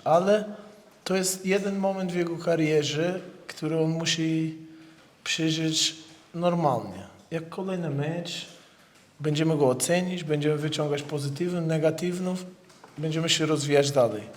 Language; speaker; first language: Polish; non-native, fluent; Portuguese